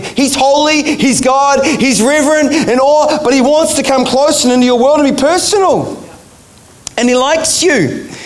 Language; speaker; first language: English; native; English